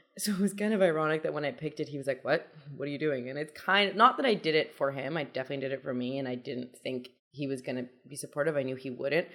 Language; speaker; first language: English; early bilingual, other home language; Persian